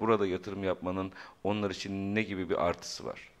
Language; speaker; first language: Turkish; native; Turkish